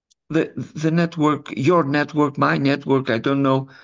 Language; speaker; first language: English; non-native, fluent; Greek